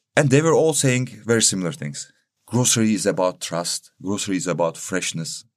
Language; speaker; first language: English; non-native, fluent; Turkish